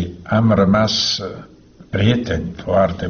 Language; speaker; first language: Romanian; non-native, learner; Slovak